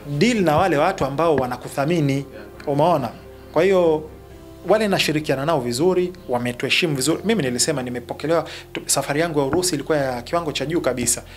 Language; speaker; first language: Swahili; native; Swahili